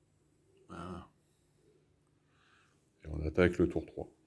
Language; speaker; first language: French; native; French